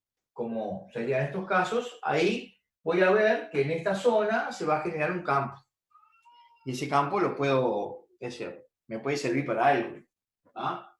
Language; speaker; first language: Spanish; native; Spanish